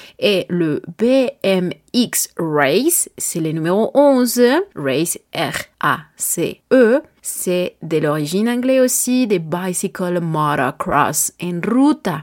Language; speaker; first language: French; non-native, learner; Spanish